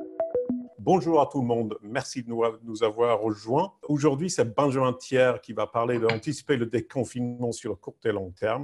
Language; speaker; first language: French; non-native, fluent; English